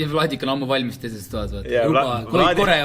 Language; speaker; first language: Estonian; native; Estonian